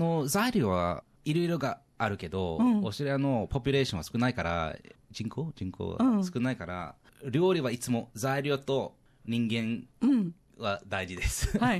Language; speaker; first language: Japanese; non-native, learner; English